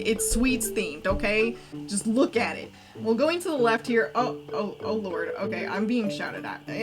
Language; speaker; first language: English; native; English